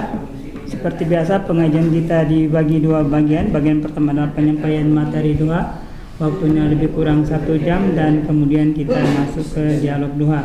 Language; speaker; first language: Indonesian; native; Indonesian